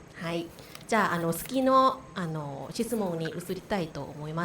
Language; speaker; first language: Japanese; non-native, learner; Thai